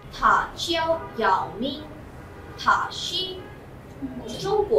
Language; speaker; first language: Chinese; non-native, learner; Bangla